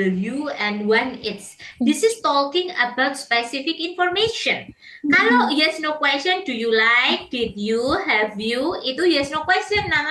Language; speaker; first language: English; non-native, fluent; Indonesian